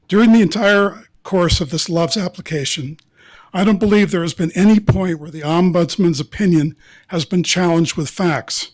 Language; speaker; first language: English; native; English